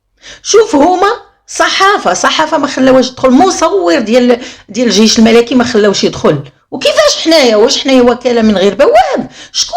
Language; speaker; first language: Arabic; native; Arabic